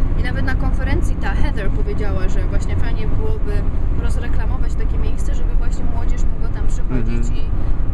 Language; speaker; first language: Polish; non-native, fluent; English